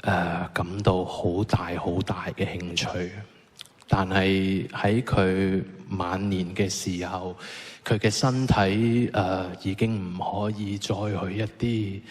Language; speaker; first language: Cantonese; native; Cantonese